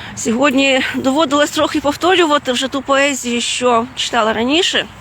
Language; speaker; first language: Ukrainian; non-native, fluent; Lithuanian